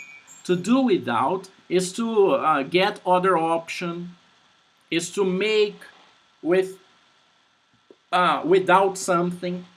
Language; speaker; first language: English; non-native, fluent; Portuguese